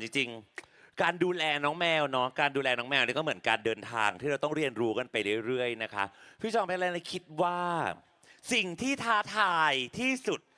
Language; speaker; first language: Thai; native; Thai